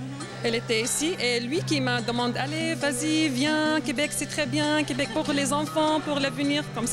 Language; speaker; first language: French; non-native, learner; Arabic